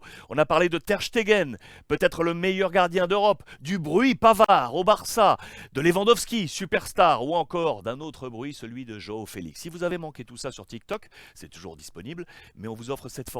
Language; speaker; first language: French; native; French